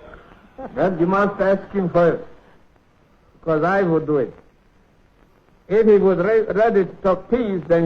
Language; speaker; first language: English; non-native, fluent; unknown